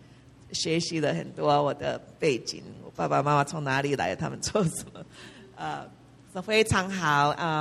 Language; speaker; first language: Chinese; early bilingual, heritage; English